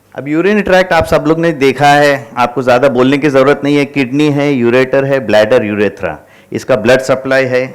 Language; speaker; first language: Hindi; non-native, local second language; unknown